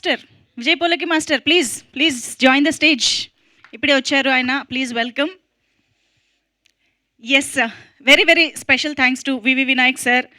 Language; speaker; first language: Telugu; native; Telugu